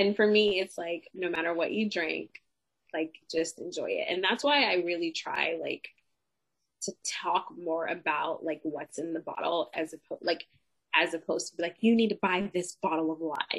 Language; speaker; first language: English; native; English